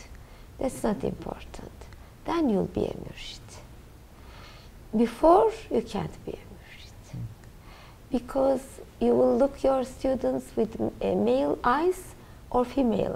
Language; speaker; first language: English; non-native, learner; Turkish